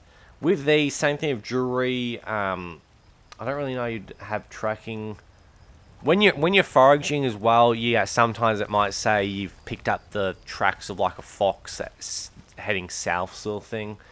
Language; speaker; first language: English; native; English